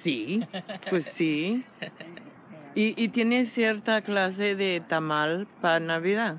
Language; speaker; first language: Spanish; non-native, fluent; English